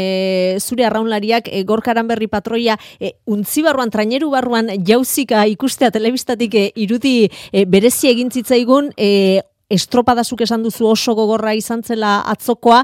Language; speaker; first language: Basque; native; Basque